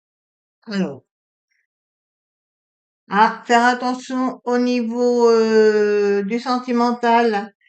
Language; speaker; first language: French; native; French